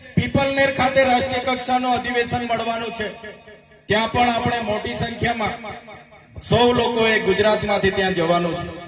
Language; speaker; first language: Gujarati; non-native, local second language; Vasavi